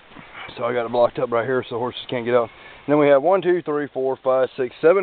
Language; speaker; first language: English; native; English